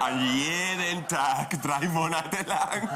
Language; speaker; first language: German; non-native, fluent; Spanish